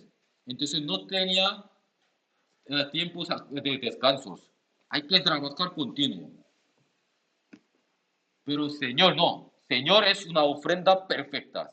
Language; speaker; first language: Spanish; non-native, learner; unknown